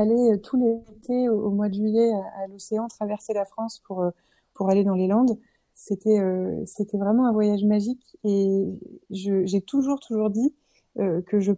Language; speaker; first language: French; native; French